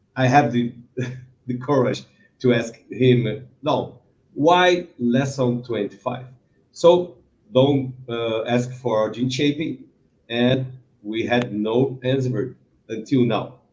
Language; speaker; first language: English; non-native, learner; Portuguese